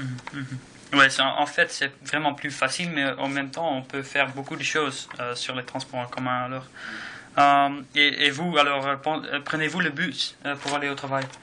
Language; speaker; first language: French; non-native, learner; English